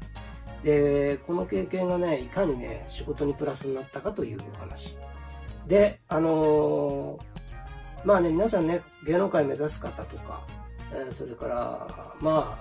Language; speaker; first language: Japanese; native; Japanese